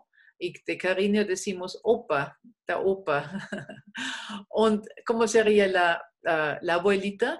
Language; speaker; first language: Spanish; non-native, fluent; German